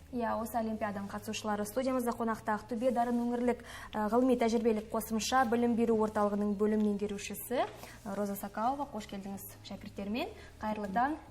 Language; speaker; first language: Kazakh; native; Kazakh